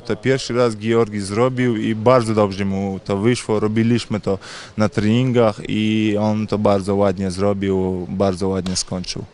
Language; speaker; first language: Polish; non-native, fluent; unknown